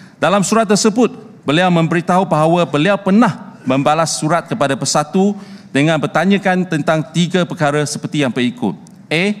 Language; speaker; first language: Malay; non-native, local second language; Chinese